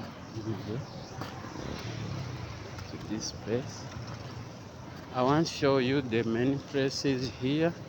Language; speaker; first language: English; non-native, learner; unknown